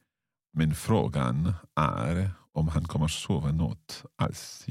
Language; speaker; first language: Swedish; non-native, learner; English